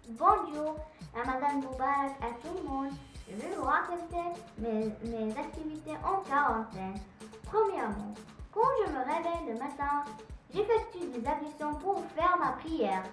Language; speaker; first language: French; non-native, learner; Arabic